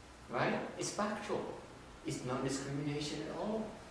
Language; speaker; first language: English; non-native, fluent; Vietnamese